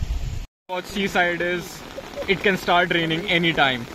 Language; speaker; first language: English; non-native, local second language; Hindi